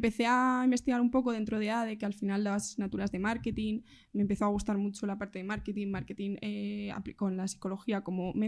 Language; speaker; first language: Spanish; native; Spanish